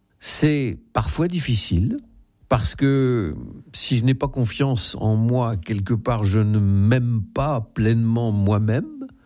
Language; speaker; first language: French; native; French